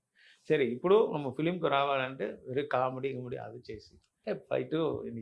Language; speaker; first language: Telugu; non-native, local second language; Tamil